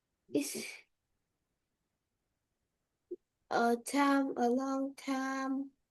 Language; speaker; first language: English; non-native, learner; Vietnamese